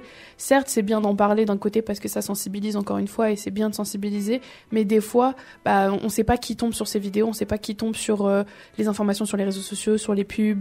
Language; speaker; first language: French; native; French